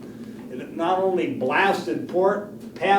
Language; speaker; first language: English; native; English